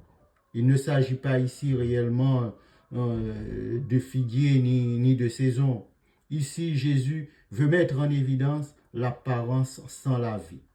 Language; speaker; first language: French; native; French